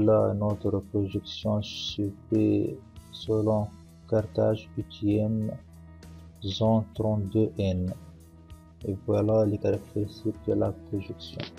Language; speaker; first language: French; non-native, local second language; Arabic